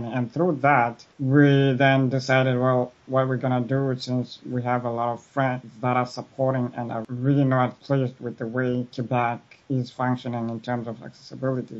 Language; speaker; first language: English; non-native, local second language; Shona